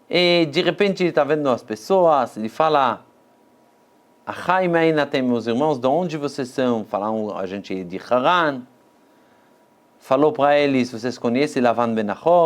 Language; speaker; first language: Portuguese; non-native, fluent; Hebrew